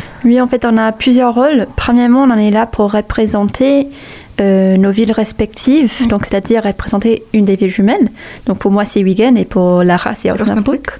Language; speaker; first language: French; non-native, fluent; English